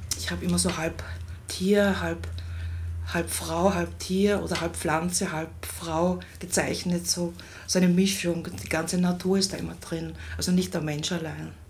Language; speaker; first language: German; native; German